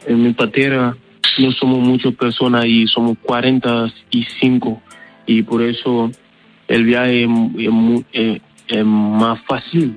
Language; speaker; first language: Spanish; non-native, learner; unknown